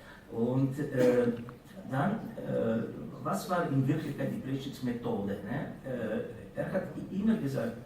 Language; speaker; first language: German; non-native, fluent; Slovenian